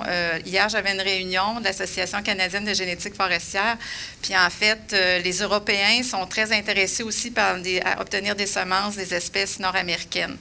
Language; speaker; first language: French; native; French